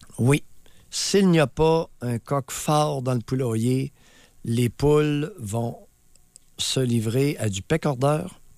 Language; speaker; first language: French; native; French